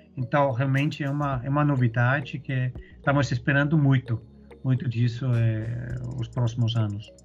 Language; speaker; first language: Portuguese; non-native, fluent; Danish